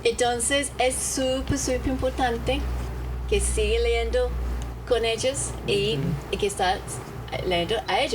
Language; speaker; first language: Spanish; non-native, fluent; English